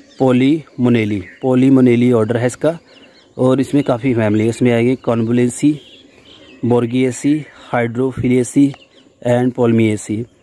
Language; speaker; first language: Hindi; non-native, local second language; Punjabi